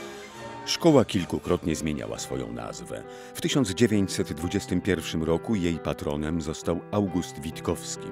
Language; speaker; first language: Polish; native; Polish